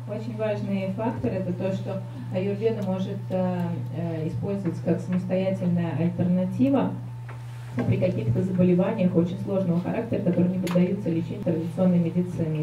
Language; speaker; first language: Russian; native; Russian